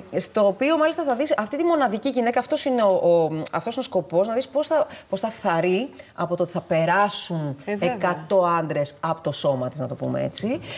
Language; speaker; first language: Greek; native; Greek